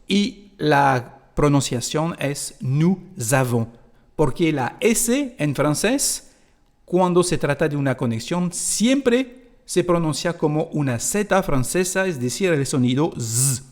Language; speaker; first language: Spanish; non-native, fluent; French